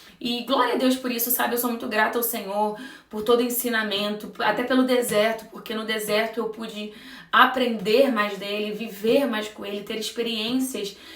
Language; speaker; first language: Portuguese; native; Portuguese